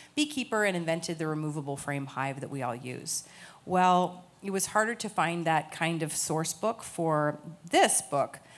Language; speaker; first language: English; native; English